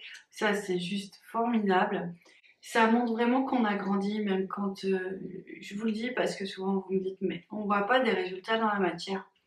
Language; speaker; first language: French; native; French